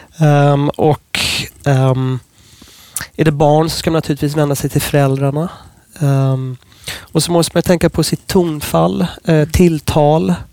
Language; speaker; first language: Swedish; non-native, fluent; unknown